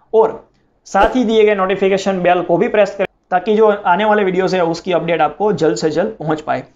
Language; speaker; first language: Hindi; non-native, local second language; Gujarati